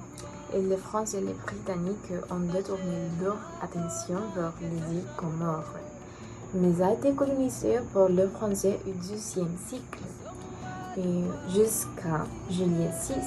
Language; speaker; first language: French; non-native, learner; Spanish